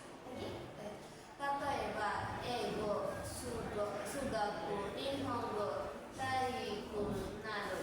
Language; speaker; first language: Japanese; non-native, learner; Indonesian